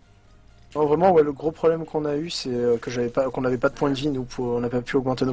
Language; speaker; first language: French; native; French